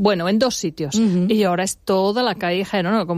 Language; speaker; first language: Spanish; non-native, fluent; English